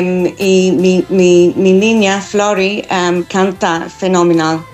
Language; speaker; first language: Spanish; non-native, fluent; English